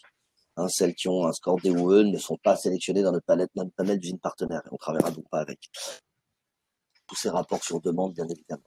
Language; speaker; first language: French; native; French